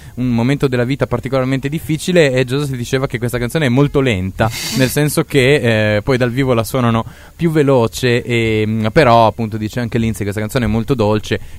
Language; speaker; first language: Italian; native; Italian